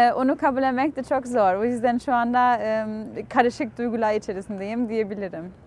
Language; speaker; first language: Turkish; non-native, fluent; German